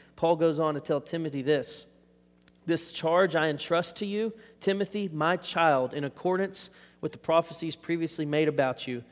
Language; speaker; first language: English; native; English